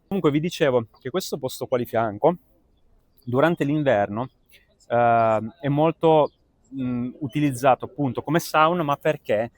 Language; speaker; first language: Italian; native; Italian